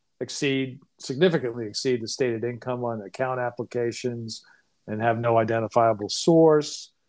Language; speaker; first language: English; native; English